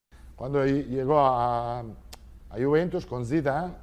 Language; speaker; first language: Spanish; non-native, fluent; Italian